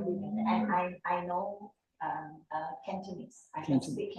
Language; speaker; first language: English; non-native, fluent; Min Nan Chinese